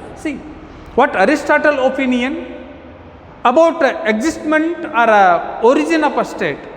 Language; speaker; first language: English; non-native, local second language; Kannada